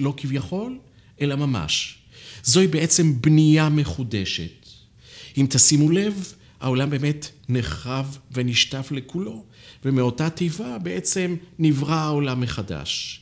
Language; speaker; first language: Hebrew; native; Hebrew